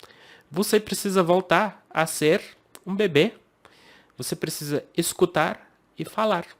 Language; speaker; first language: Portuguese; non-native, fluent; English